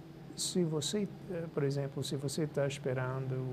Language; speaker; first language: Portuguese; non-native, fluent; English